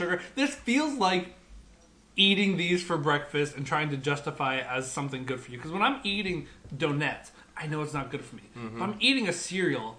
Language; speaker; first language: English; native; English